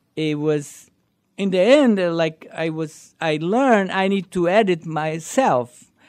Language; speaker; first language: English; non-native, learner; Portuguese